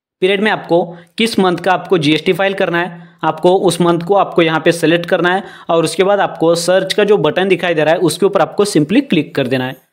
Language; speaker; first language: Hindi; non-native, local second language; Marathi